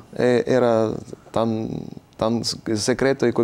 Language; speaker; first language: Spanish; non-native, fluent; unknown